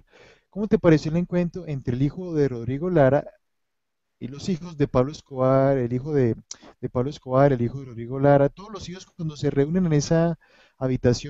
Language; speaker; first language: Spanish; native; Spanish